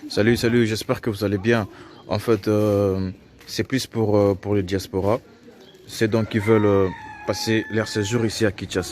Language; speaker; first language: French; non-native, local second language; Lingala